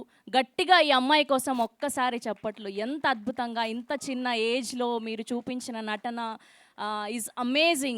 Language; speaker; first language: Telugu; native; Telugu